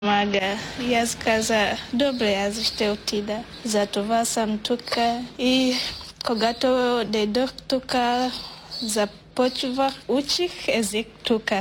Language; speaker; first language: Bulgarian; non-native, learner; Swahili